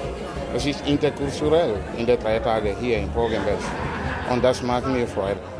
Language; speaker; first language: German; non-native, learner; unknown